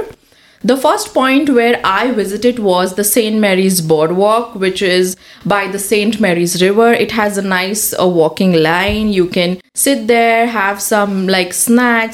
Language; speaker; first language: English; non-native, local second language; Hindi